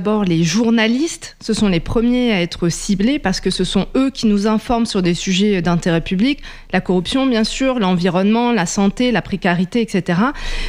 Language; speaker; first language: French; native; French